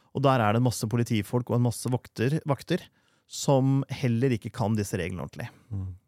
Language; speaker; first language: Norwegian; native; Norwegian